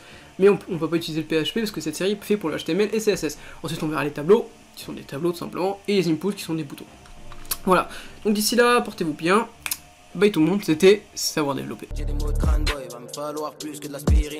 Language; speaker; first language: French; native; French